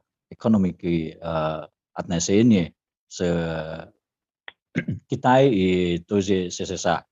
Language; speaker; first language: Russian; non-native, learner; Indonesian